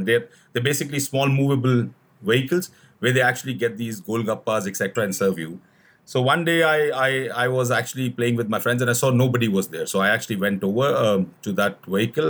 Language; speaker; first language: English; non-native, local second language; Hindi